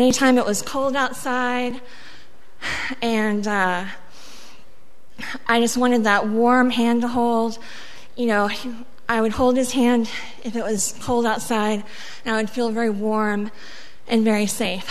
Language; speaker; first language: English; early bilingual, other home language; Spanish